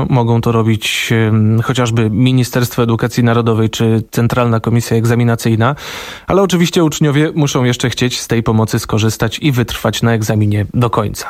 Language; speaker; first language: Polish; native; Polish